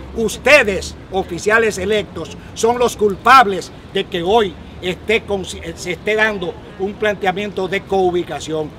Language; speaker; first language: Spanish; native; Spanish